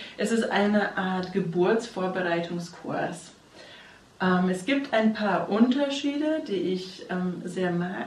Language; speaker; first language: German; non-native, fluent; English